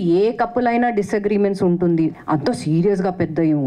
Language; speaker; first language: Telugu; non-native, fluent; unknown